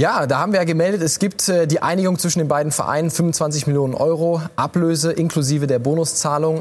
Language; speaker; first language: German; native; German